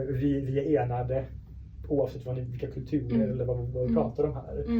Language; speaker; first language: Swedish; early bilingual, other home language; Persian